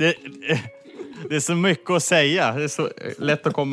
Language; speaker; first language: Swedish; native; Swedish